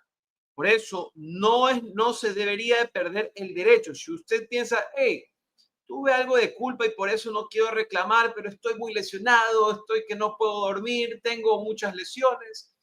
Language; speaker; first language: Spanish; native; Spanish